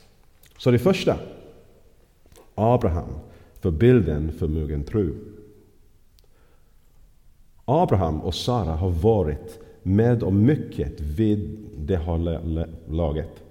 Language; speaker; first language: Swedish; non-native, fluent; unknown